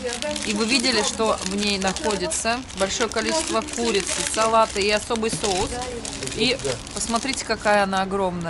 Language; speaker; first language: Russian; native; Russian